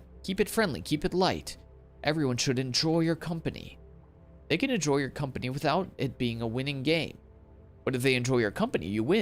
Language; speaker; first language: English; native; English